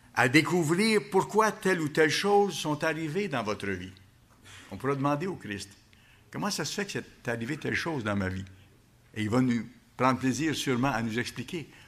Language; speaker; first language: French; native; French